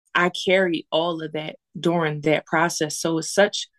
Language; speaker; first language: English; native; English